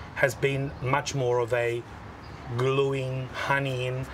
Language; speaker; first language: English; native; English